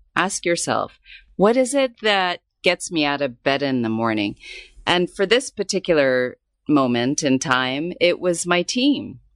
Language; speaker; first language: English; native; English